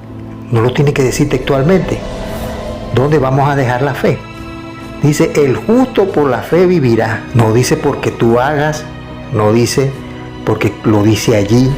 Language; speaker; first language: Spanish; native; Spanish